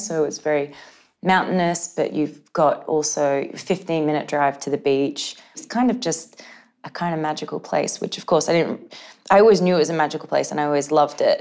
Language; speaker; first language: English; native; English